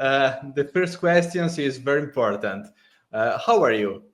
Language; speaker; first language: English; non-native, learner; Italian